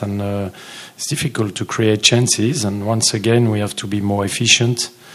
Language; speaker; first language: English; non-native, fluent; French